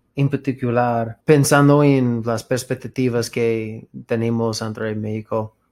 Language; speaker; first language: Spanish; non-native, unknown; English